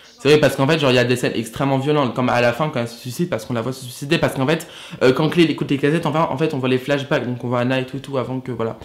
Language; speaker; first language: French; native; French